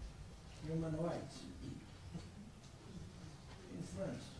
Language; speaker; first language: English; non-native, learner; French